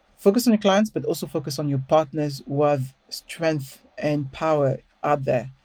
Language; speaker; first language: English; non-native, fluent; French